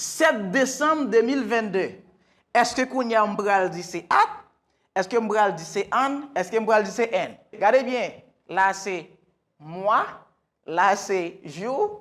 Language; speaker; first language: French; non-native, local second language; Haitian Creole